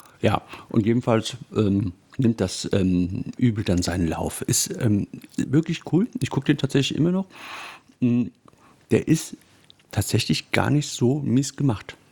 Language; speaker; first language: German; native; German